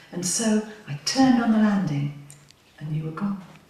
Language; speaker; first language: English; native; English